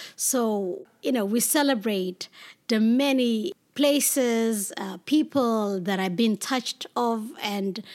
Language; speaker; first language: English; non-native, fluent; Amharic